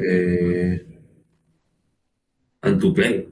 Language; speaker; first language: English; non-native, learner; Spanish